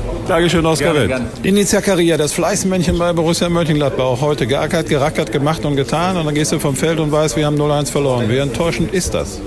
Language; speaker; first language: German; native; German